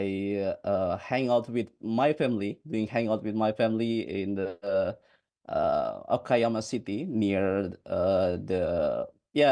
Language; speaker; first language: English; non-native, fluent; Indonesian